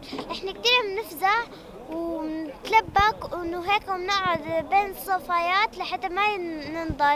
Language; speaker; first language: Arabic; native; Arabic